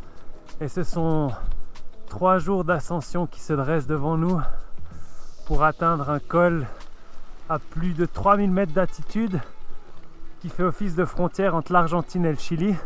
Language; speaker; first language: French; native; French